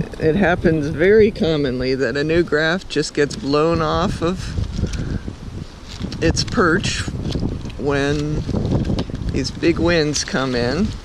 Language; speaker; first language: English; native; English